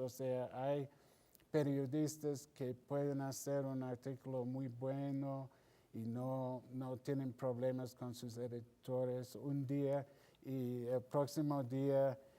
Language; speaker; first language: Spanish; non-native, fluent; English